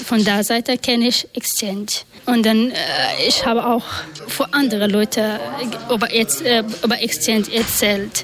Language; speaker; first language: German; non-native, learner; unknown